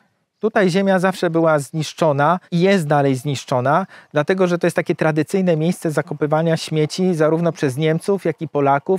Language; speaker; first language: Polish; native; Polish